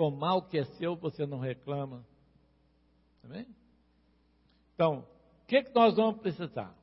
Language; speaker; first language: Portuguese; native; Portuguese